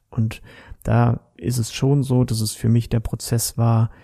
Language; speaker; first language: German; native; German